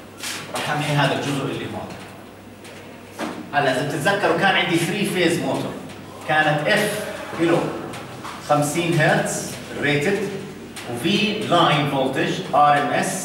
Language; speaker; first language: Arabic; native; Arabic